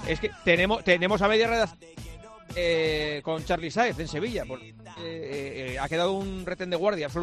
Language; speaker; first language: Spanish; native; Spanish